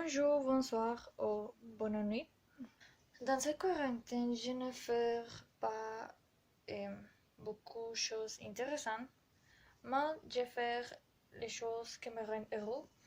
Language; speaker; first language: French; non-native, learner; Spanish